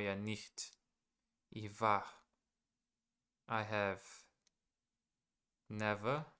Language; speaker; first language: German; non-native, learner; English